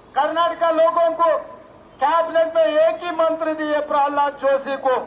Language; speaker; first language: Hindi; non-native, local second language; Telugu